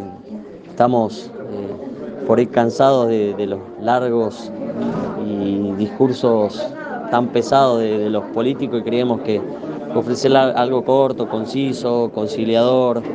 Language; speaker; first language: Spanish; native; Spanish